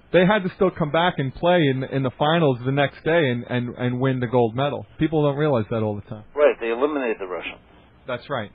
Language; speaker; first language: English; native; English